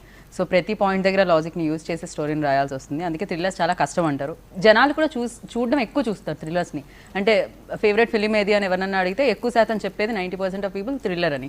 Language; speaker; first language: Telugu; native; Telugu